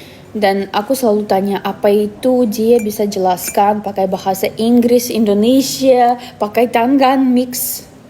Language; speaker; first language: Indonesian; non-native, fluent; Russian